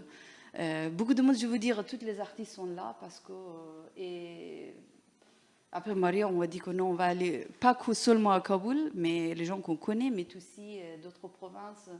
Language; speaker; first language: French; non-native, learner; Persian